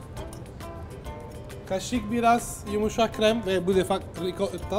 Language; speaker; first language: Turkish; non-native, learner; Italian